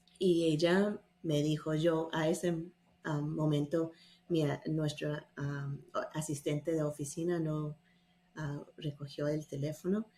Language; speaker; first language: Spanish; non-native, fluent; English